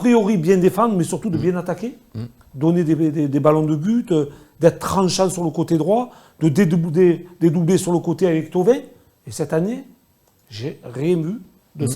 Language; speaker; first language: French; native; French